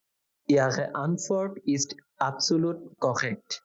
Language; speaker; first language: German; non-native, fluent; Bangla